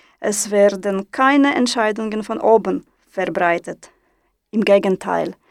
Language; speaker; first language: German; non-native, fluent; Russian